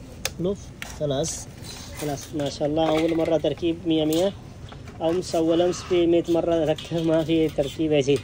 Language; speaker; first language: Arabic; non-native, learner; Urdu